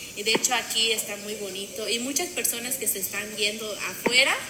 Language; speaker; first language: Spanish; non-native, local second language; Zapotec